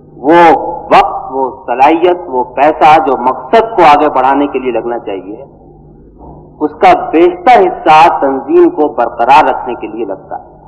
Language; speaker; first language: Urdu; native; Urdu